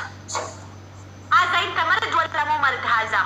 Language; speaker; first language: Arabic; non-native, learner; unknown